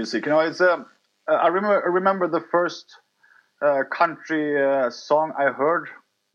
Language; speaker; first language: English; non-native, fluent; Norwegian